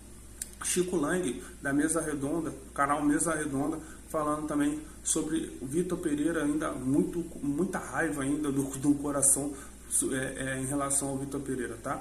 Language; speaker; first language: Portuguese; native; Portuguese